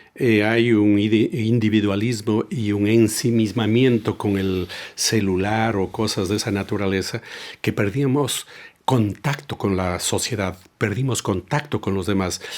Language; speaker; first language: Spanish; native; Spanish